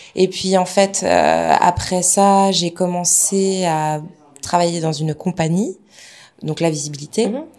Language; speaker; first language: French; native; French